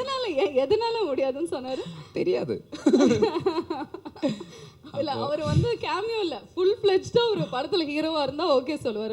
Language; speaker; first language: Tamil; native; Tamil